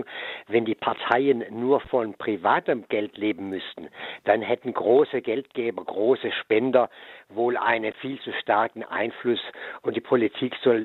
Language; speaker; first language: German; native; German